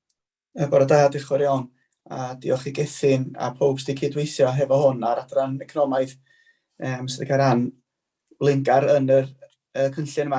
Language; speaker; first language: Welsh; native; Welsh